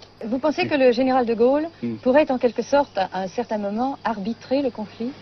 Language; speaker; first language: French; native; French